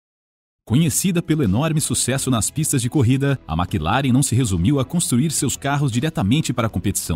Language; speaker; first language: Portuguese; native; Portuguese